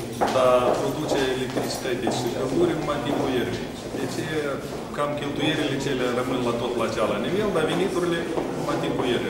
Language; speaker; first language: Romanian; non-native, local second language; Russian